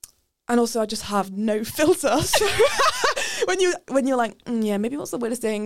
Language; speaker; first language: English; native; English